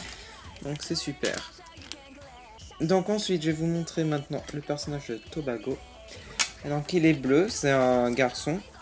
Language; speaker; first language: French; native; French